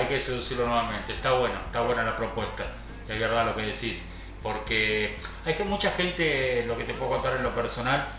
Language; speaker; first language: Spanish; native; Spanish